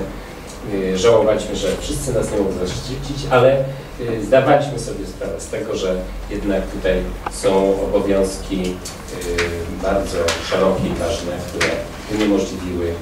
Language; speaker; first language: Polish; native; Polish